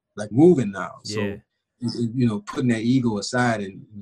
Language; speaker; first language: English; native; English